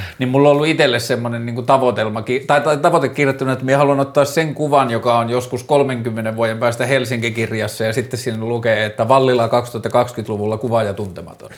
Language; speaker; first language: Finnish; native; Finnish